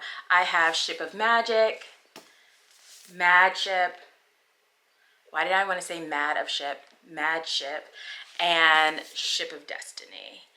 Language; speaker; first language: English; native; English